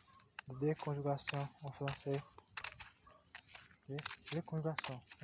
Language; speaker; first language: French; non-native, learner; Portuguese